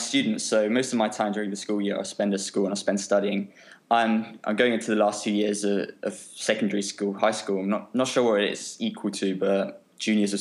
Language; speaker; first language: English; native; English